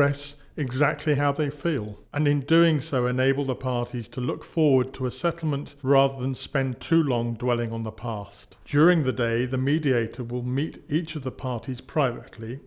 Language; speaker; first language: English; native; English